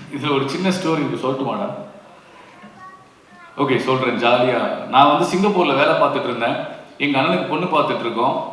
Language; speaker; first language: Tamil; native; Tamil